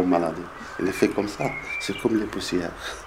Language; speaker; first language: French; non-native, learner; Arabic